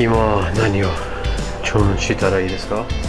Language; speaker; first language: Japanese; non-native, fluent; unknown